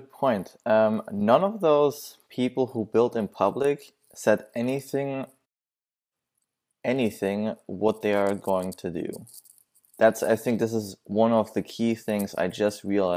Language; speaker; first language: English; non-native, fluent; German